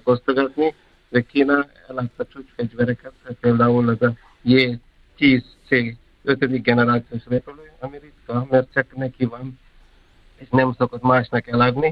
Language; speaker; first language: Hungarian; non-native, fluent; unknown